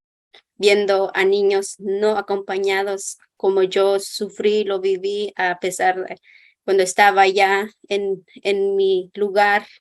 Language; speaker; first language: Spanish; non-native, local second language; Kʼicheʼ